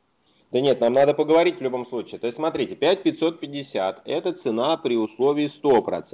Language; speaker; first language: Russian; native; Russian